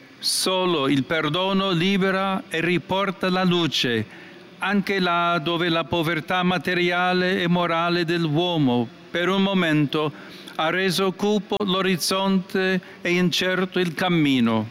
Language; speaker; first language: Italian; non-native, fluent; English